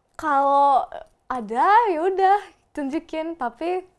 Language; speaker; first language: Indonesian; non-native, fluent; German